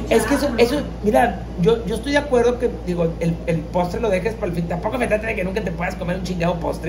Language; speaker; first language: Spanish; native; Spanish